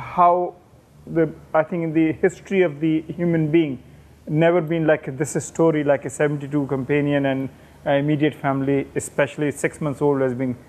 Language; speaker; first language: English; non-native, local second language; Urdu